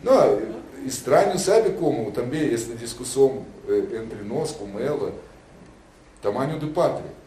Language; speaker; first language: Portuguese; non-native, learner; Russian